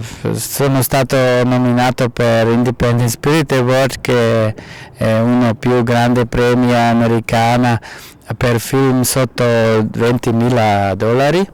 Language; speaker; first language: Italian; non-native, fluent; German